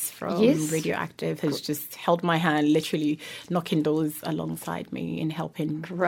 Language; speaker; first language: English; native; English